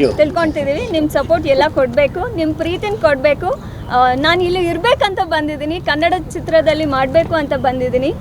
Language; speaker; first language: Kannada; non-native, local second language; Telugu